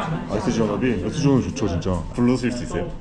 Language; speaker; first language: Korean; native; Korean